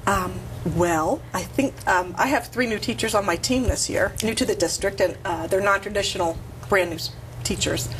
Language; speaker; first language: English; native; English